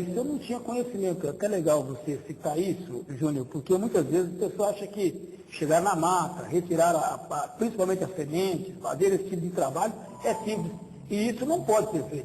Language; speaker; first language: Portuguese; native; Portuguese